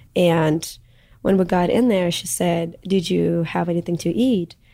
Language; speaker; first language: English; early bilingual, other home language; Russian